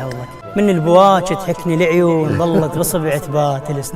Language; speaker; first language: Arabic; native; Arabic